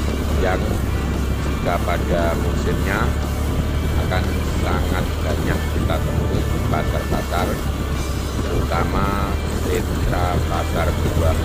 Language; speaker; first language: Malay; non-native, local second language; Javanese